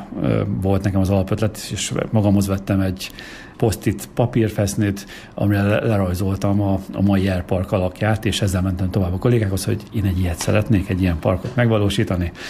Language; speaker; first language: Hungarian; native; Hungarian